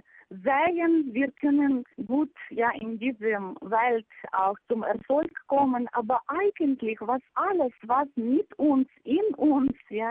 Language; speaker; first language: German; non-native, fluent; Ukrainian